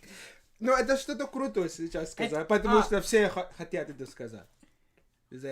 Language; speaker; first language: Russian; non-native, fluent; English